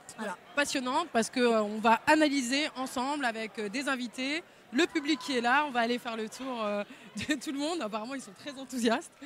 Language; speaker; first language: French; native; French